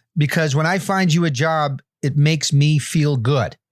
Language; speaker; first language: English; native; English